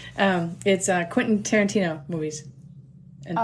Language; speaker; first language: English; native; English